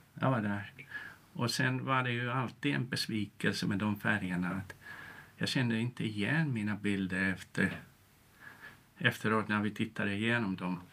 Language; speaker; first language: Swedish; non-native, local second language; Finnish